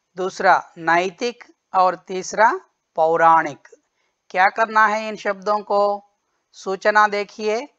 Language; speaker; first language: Hindi; non-native, local second language; Telugu